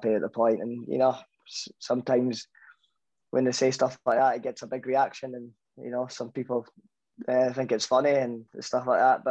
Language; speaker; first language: English; native; English